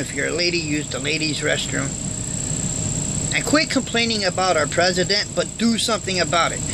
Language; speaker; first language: English; native; English